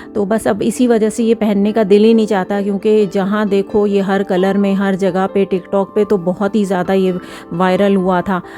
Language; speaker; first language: Urdu; native; Urdu